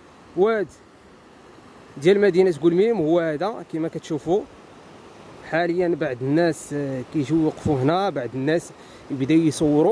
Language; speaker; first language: Arabic; native; Arabic